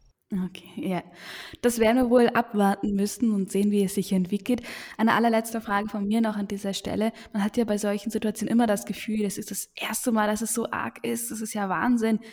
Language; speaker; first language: German; native; German